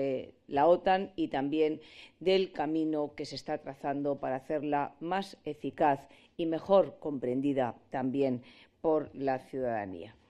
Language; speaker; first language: Spanish; native; Spanish